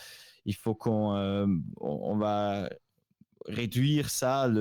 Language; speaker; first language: French; non-native, local second language; Swiss German